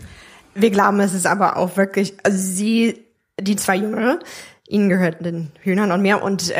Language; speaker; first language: German; non-native, fluent; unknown